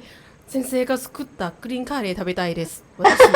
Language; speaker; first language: Japanese; non-native, learner; Thai